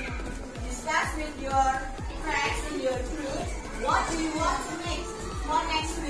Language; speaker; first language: English; non-native, fluent; Indonesian